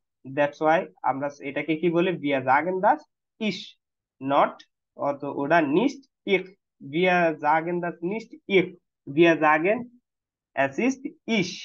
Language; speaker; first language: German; non-native, fluent; Bangla